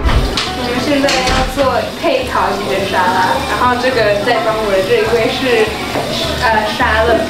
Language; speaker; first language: Chinese; native; Chinese